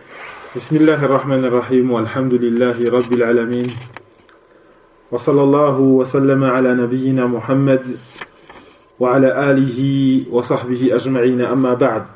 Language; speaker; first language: Arabic; non-native, fluent; French